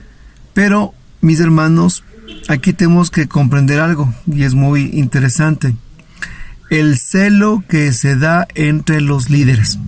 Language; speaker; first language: Spanish; native; Spanish